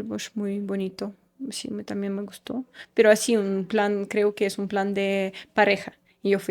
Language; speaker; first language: Spanish; non-native, fluent; Russian